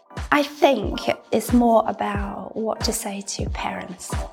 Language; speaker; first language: English; non-native, fluent; Vietnamese